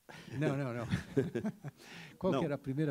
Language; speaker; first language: Portuguese; native; Portuguese